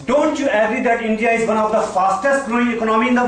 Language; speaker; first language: English; non-native, local second language; Hindi